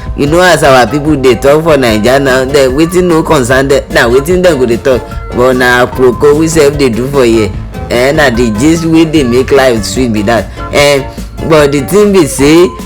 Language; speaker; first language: Nigerian Pidgin; non-native, local second language; Yoruba